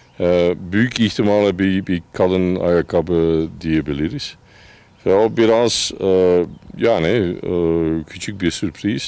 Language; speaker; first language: Turkish; non-native, fluent; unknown